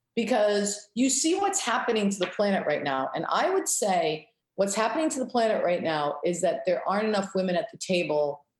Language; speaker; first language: English; native; English